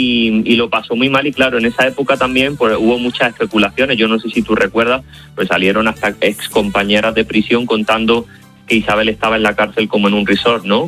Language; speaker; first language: Spanish; native; Spanish